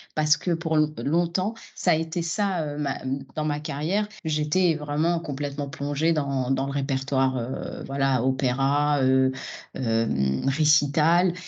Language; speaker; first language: French; non-native, local second language; Arabic